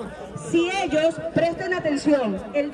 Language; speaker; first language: Spanish; native; Spanish